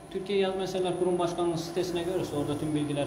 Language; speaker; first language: Turkish; native; Turkish